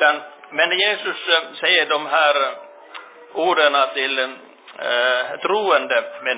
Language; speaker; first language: Swedish; non-native, local second language; Finnish